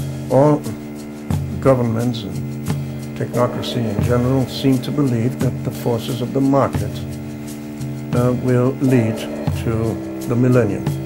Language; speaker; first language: English; non-native, fluent; German